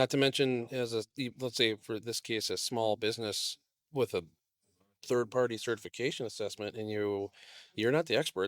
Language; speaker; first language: English; native; English